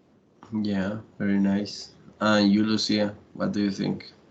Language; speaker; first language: English; non-native, learner; Spanish